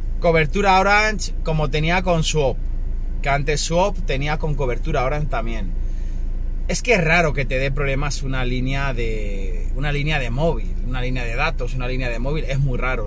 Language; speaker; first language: Spanish; native; Spanish